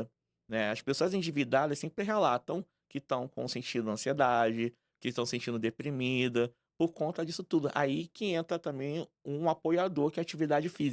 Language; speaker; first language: Portuguese; native; Portuguese